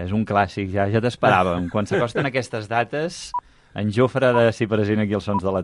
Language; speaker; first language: Catalan; native; Catalan